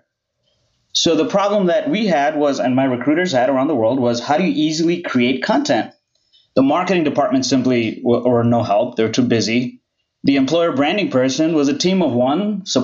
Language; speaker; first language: English; non-native, local second language; Gujarati